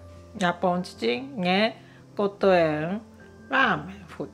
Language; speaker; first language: Polish; non-native, learner; Japanese